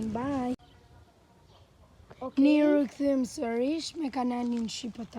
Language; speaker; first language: Albanian; early bilingual, heritage; Albanian